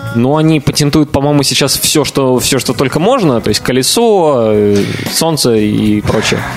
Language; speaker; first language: Russian; early bilingual, heritage; Russian